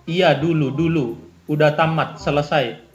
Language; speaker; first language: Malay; non-native, local second language; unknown